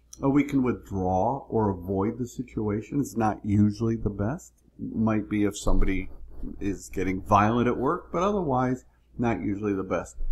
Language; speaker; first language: English; native; English